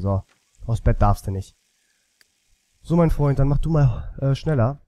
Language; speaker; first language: German; native; German